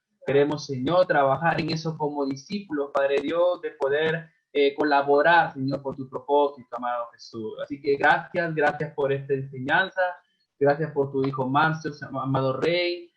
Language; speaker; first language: Spanish; native; Spanish